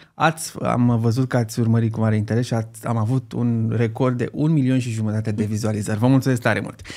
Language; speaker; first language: Romanian; native; Romanian